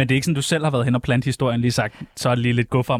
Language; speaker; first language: Danish; native; Danish